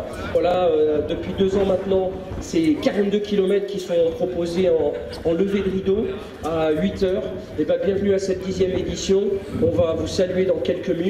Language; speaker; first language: French; native; French